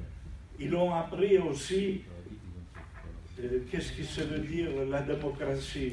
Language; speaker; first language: French; non-native, fluent; Italian